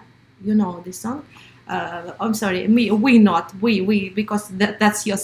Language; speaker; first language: English; non-native, learner; Russian